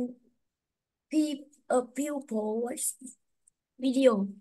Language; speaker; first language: English; non-native, learner; Vietnamese